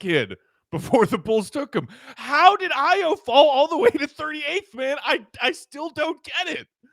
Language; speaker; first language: English; native; English